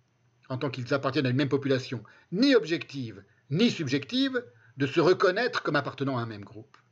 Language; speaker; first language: French; native; French